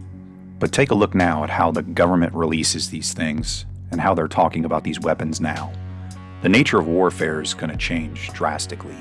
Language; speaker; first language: English; native; English